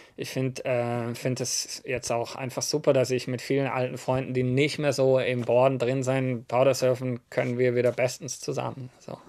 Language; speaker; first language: German; native; German